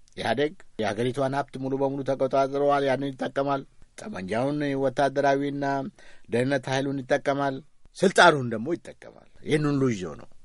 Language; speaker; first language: Amharic; non-native, local second language; Oromo